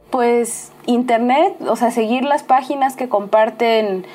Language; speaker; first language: Spanish; native; Spanish